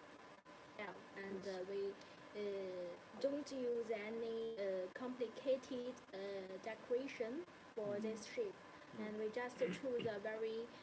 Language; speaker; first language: English; non-native, learner; Chinese